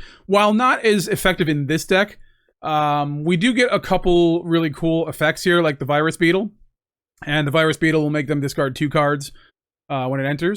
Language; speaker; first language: English; native; English